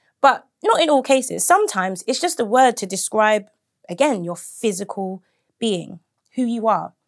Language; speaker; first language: English; native; English